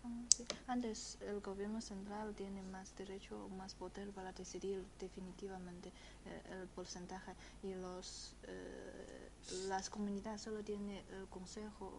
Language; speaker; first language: Spanish; non-native, fluent; Chinese